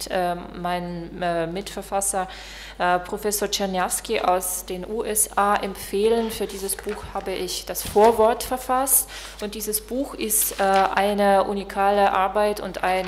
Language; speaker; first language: German; non-native, fluent; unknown